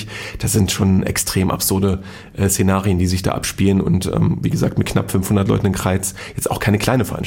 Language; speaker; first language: German; native; German